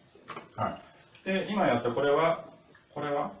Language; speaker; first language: Japanese; non-native, fluent; Russian